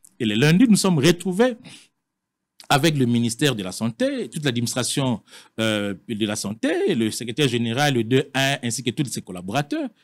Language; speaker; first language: French; non-native, local second language; Lingala